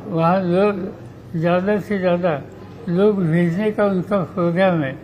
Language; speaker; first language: Hindi; non-native, local second language; Marathi